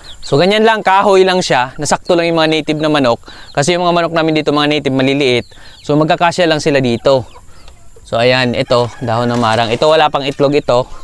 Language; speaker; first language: Filipino; non-native, local second language; Cebuano